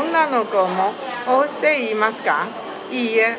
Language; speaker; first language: Japanese; non-native, learner; Chinese